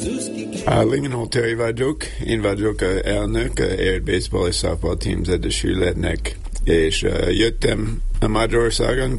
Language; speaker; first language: Hungarian; non-native, learner; English